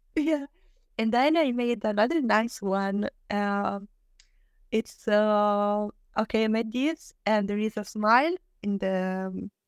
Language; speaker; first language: English; non-native, learner; Italian